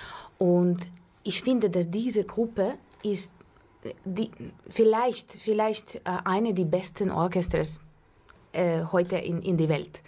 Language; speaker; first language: German; non-native, learner; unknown